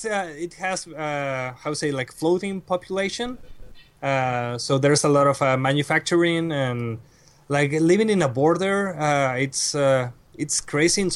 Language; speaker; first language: English; non-native, fluent; Spanish